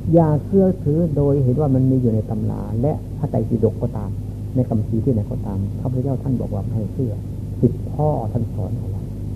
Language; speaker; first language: Thai; non-native, local second language; Lao